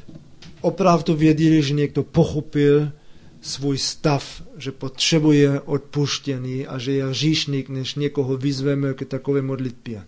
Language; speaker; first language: Czech; non-native, fluent; German